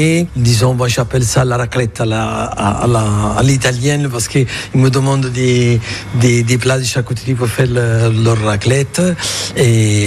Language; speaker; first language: French; non-native, fluent; Italian